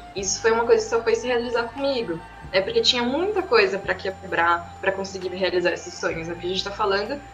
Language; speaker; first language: Portuguese; native; Portuguese